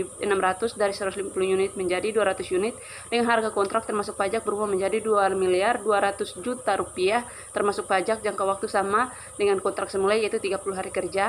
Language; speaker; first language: Indonesian; native; Indonesian